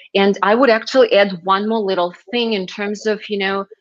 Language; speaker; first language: English; non-native, fluent; Russian